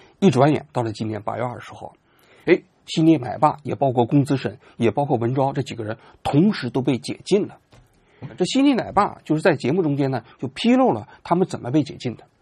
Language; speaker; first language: Chinese; native; Chinese